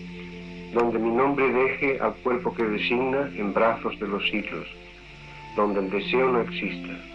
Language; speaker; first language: Spanish; native; Spanish